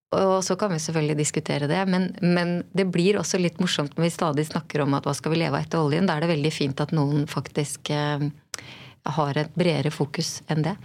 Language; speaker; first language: Norwegian; native; Norwegian